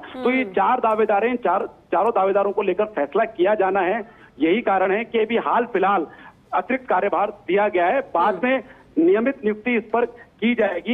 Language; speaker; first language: Hindi; native; Hindi